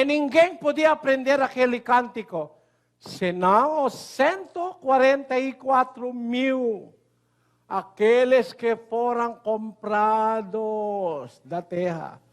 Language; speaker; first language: Portuguese; non-native, learner; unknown